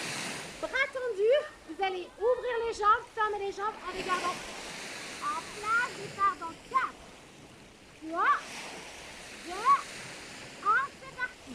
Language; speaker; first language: French; native; French